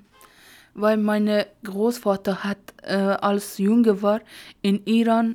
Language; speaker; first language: German; non-native, learner; Persian